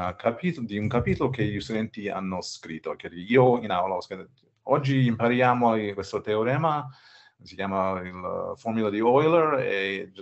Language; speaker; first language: Italian; non-native, fluent; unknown